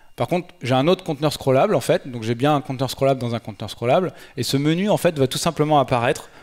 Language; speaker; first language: French; native; French